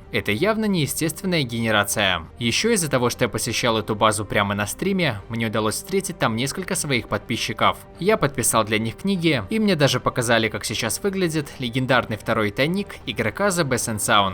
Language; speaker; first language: Russian; native; Russian